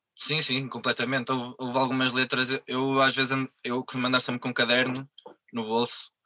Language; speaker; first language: Portuguese; native; Portuguese